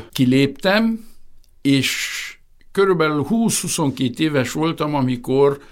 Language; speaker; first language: Hungarian; early bilingual, heritage; Hungarian